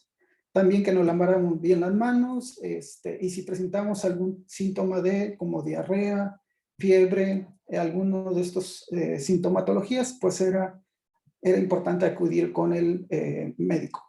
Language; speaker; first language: Spanish; native; Spanish